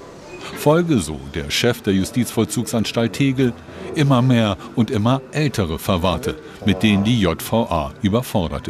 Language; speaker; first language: German; native; German